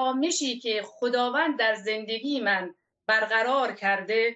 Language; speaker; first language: Persian; native; Persian